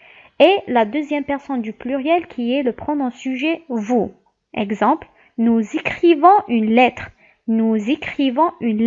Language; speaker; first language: French; non-native, local second language; Arabic